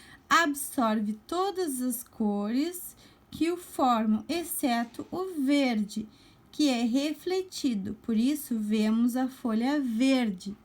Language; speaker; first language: Portuguese; native; Portuguese